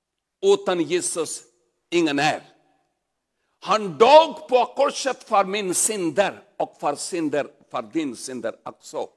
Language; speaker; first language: Swedish; non-native, learner; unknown